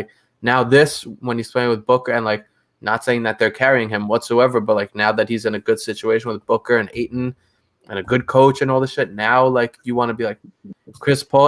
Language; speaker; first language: English; native; English